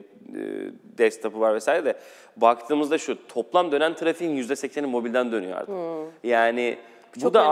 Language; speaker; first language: Turkish; native; Turkish